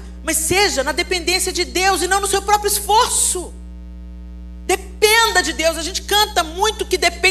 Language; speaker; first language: Portuguese; native; Portuguese